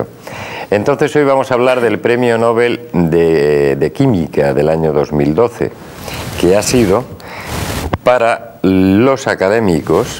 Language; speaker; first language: Spanish; native; Spanish